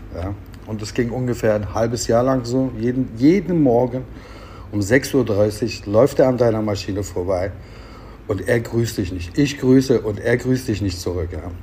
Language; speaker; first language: German; early bilingual, other home language; Turkish